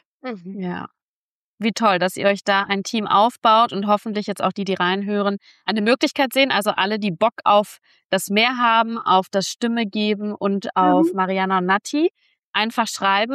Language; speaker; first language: German; native; German